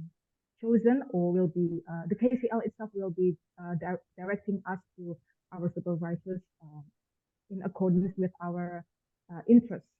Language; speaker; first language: English; non-native, fluent; Indonesian